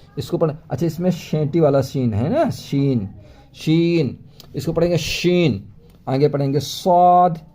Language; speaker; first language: Hindi; native; Hindi